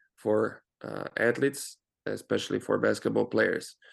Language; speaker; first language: English; non-native, fluent; Croatian